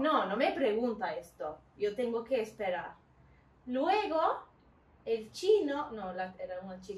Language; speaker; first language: Spanish; non-native, learner; Turkish